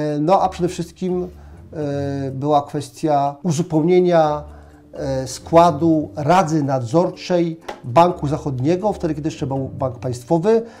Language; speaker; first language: Polish; native; Polish